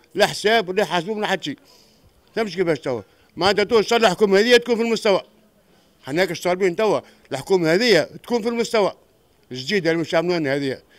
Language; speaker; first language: Arabic; native; Arabic